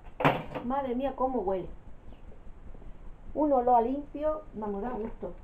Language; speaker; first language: Spanish; native; Spanish